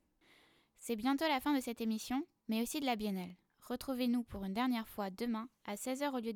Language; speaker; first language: French; native; French